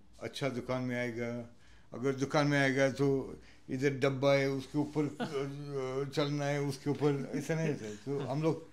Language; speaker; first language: Hindi; non-native, local second language; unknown